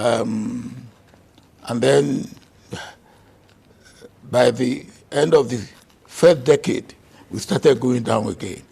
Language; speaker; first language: English; non-native, local second language; Yoruba